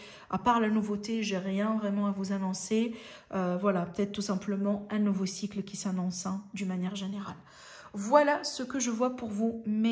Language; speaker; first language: French; native; French